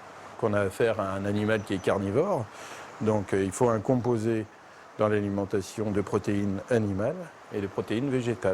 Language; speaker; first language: French; native; French